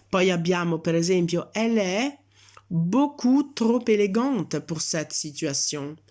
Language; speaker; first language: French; non-native, fluent; Italian